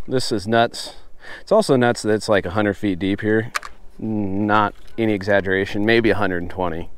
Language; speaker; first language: English; native; English